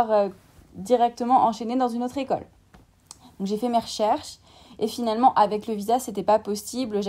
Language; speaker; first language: French; native; French